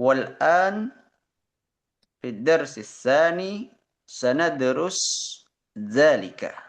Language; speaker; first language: Arabic; non-native, fluent; Indonesian